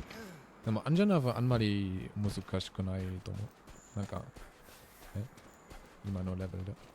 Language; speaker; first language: Japanese; non-native, learner; German